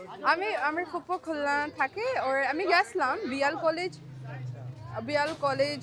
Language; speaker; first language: Bangla; early bilingual, heritage; Urdu